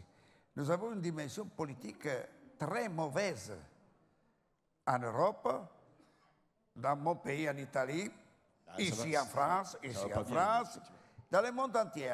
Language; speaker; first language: French; non-native, learner; Italian